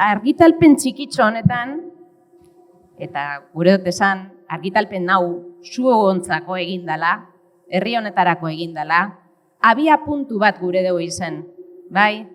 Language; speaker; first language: Basque; native; Basque